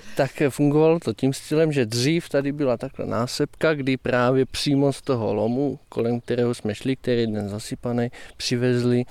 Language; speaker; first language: Czech; native; Czech